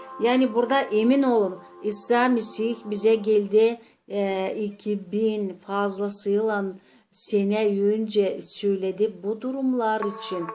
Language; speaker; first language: Turkish; non-native, fluent; Azerbaijani